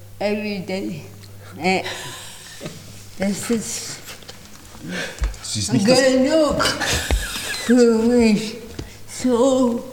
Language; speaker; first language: German; non-native, learner; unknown